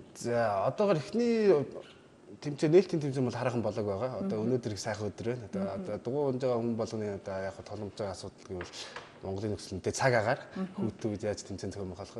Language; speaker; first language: Mongolian; native; Mongolian